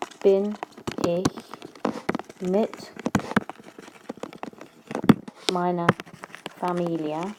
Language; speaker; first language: German; non-native, fluent; English